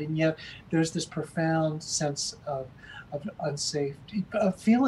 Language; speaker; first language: English; native; English